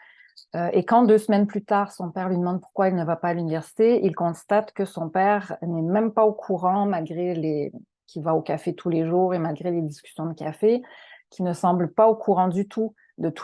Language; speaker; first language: French; native; French